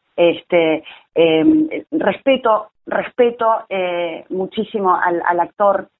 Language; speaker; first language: Spanish; native; Spanish